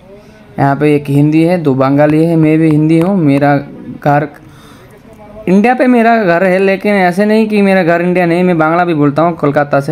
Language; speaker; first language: Hindi; non-native, local second language; Bangla